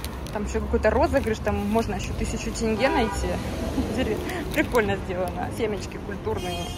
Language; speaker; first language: Russian; native; Russian